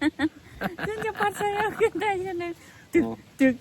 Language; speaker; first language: Korean; non-native, learner; Khmer